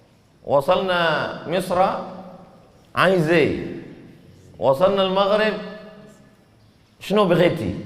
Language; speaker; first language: Arabic; non-native, fluent; Indonesian